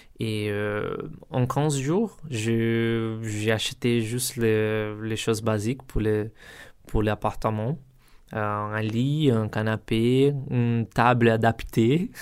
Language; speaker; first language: French; non-native, learner; Portuguese